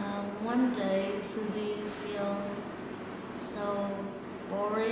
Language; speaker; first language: English; non-native, learner; Vietnamese